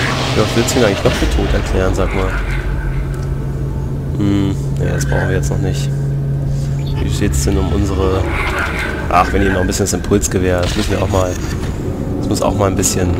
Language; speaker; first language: German; native; German